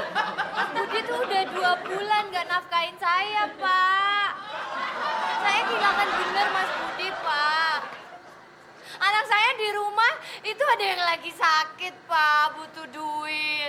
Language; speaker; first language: Indonesian; native; Indonesian